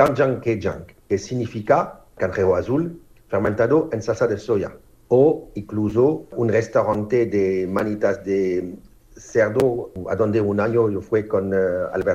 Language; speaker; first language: Spanish; non-native, learner; French